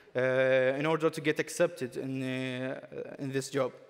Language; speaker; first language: English; non-native, fluent; Arabic